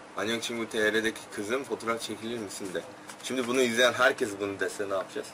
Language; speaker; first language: Turkish; non-native, fluent; Korean